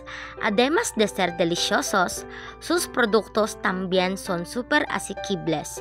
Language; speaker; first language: Spanish; non-native, learner; Cebuano